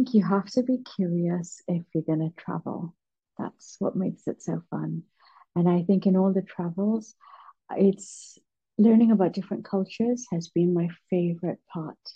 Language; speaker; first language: English; native; English